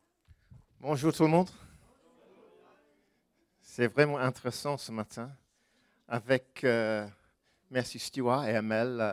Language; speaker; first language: French; non-native, fluent; English